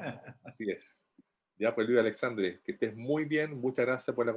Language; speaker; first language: Spanish; native; Spanish